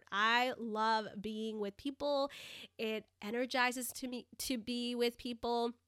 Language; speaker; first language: English; early bilingual, other home language; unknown